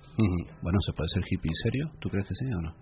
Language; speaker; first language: Spanish; native; Spanish